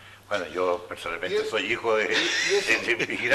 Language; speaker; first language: Spanish; native; Spanish